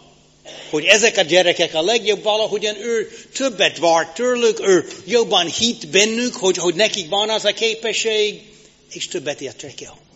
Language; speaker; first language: Hungarian; non-native, fluent; English